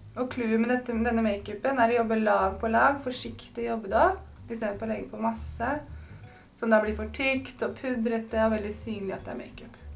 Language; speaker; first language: Norwegian; native; Norwegian